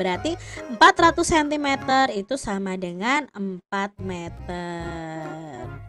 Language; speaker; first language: Indonesian; native; Indonesian